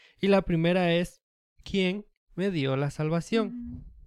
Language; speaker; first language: Spanish; early bilingual, heritage; Spanish